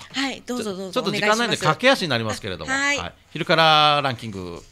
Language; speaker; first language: Japanese; native; Japanese